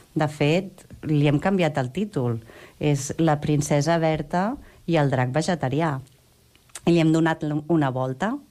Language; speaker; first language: Catalan; native; Catalan